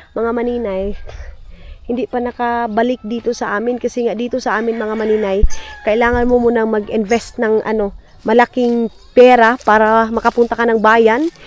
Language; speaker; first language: Filipino; non-native, local second language; Cebuano